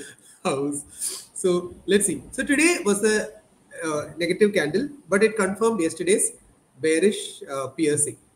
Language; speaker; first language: English; non-native, local second language; Malayalam